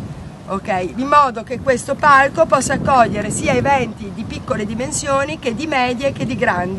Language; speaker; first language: Italian; native; Italian